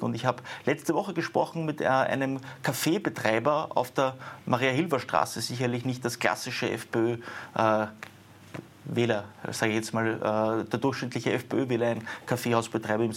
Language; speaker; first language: German; native; German